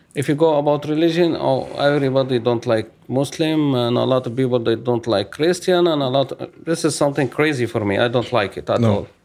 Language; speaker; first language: English; non-native, learner; Arabic